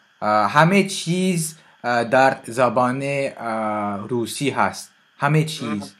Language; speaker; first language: Persian; non-native, learner; French